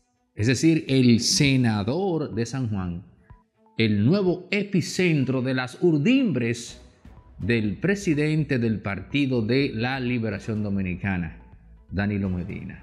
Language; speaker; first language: Spanish; native; Spanish